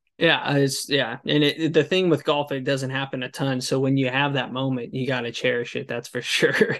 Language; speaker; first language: English; native; English